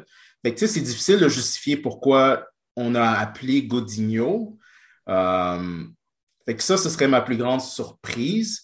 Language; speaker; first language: French; native; French